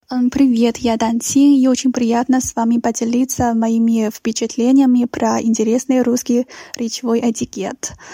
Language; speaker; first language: Russian; non-native, fluent; Chinese